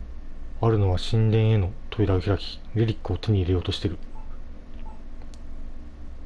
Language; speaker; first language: Japanese; native; Japanese